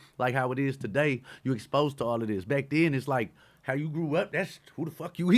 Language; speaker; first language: English; native; English